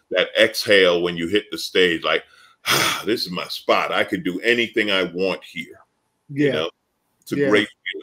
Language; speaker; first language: English; native; English